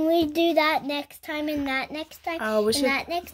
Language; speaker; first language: English; early bilingual, other home language; Russian